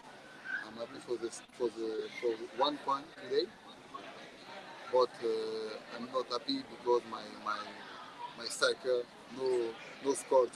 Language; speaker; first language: English; non-native, learner; French